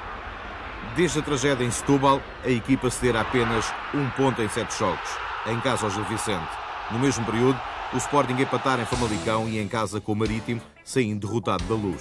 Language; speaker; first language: Portuguese; native; Portuguese